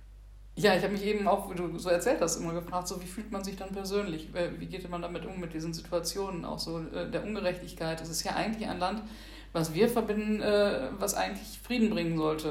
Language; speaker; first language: German; native; German